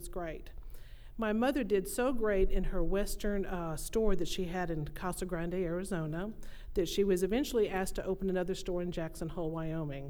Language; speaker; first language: English; native; English